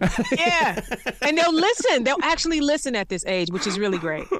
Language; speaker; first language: English; native; English